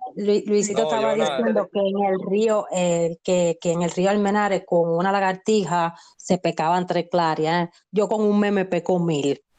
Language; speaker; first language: Spanish; native; Spanish